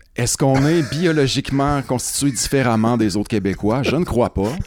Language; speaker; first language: French; native; French